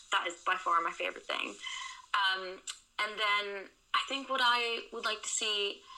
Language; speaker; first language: English; non-native, fluent; Dutch